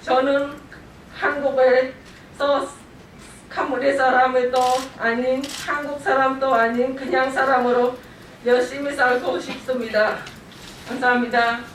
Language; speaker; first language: Korean; non-native, learner; Khmer